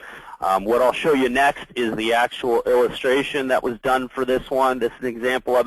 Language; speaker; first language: English; native; English